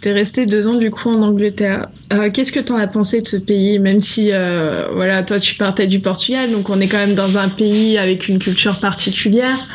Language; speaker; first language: French; native; French